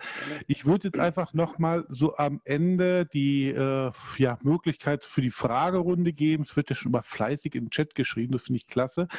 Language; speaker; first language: German; native; German